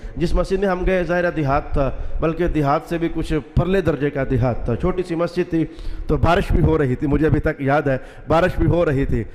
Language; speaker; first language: Urdu; non-native, local second language; Punjabi